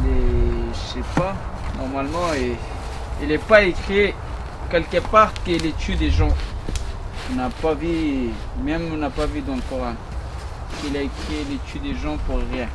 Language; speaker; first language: French; non-native, learner; Pashto